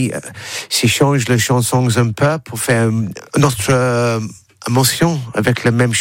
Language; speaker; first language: French; non-native, learner; English